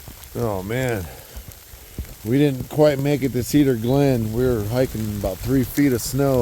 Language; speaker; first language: English; native; English